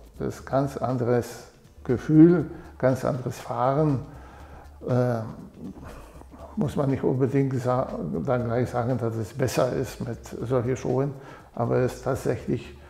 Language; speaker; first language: German; non-native, fluent; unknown